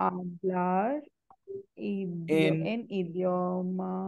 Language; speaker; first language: Spanish; non-native, learner; Hindi